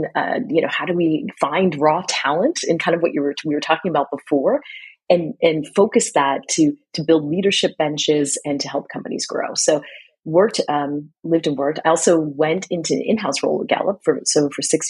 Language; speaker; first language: English; native; English